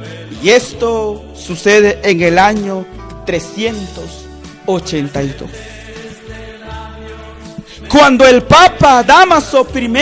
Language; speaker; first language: Spanish; non-native, local second language; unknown